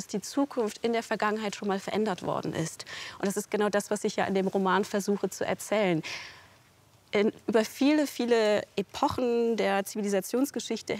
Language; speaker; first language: German; native; German